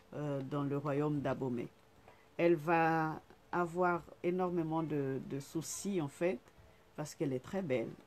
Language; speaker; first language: French; non-native, fluent; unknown